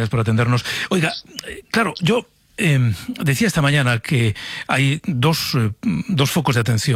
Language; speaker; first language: Spanish; native; Spanish